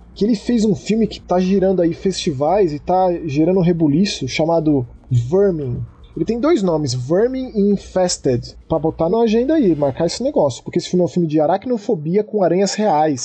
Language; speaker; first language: Portuguese; native; Portuguese